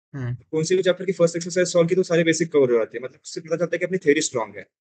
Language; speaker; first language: Hindi; non-native, local second language; Marathi